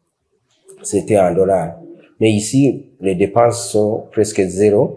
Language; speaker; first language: French; non-native, local second language; Rundi